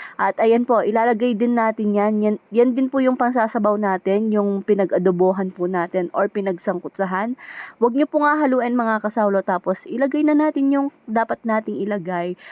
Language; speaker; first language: Filipino; native; Filipino